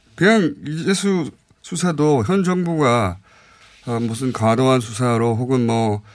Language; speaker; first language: Korean; native; Korean